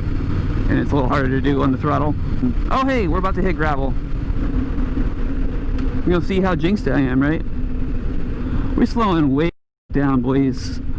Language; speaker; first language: English; native; English